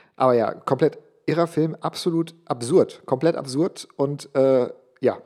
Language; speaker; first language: German; non-native, local second language; English